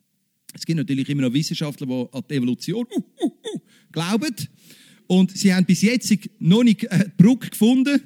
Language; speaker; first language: German; native; German